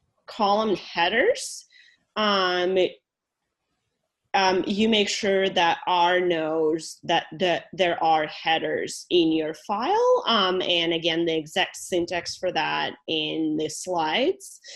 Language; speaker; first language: English; non-native, fluent; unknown